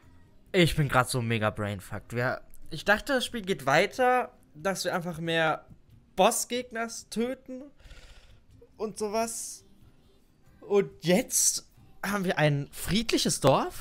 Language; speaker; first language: German; native; German